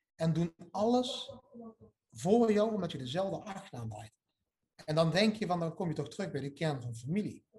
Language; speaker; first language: Dutch; native; Dutch